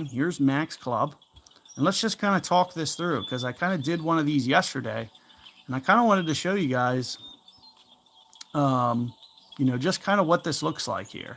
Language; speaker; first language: English; native; English